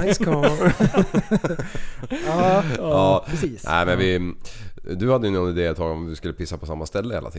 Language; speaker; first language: Swedish; native; Swedish